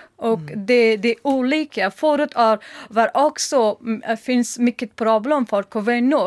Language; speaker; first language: Swedish; non-native, learner; Persian